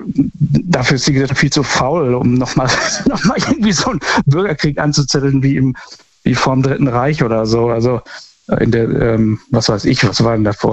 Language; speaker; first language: German; native; German